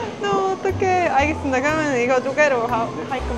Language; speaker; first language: Korean; non-native, fluent; Estonian